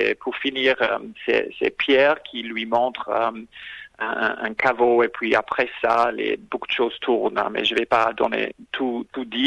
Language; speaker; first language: French; non-native, fluent; English